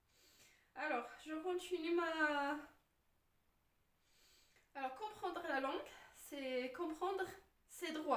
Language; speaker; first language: French; non-native, fluent; Arabic